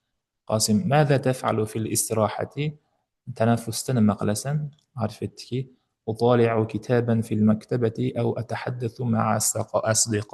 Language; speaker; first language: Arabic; non-native, fluent; Uzbek